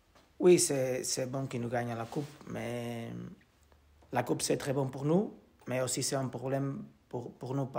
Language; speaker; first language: French; non-native, learner; Portuguese